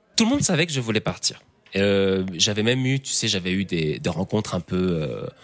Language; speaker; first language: French; native; French